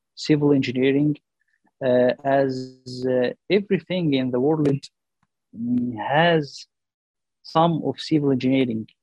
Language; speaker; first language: English; non-native, learner; Arabic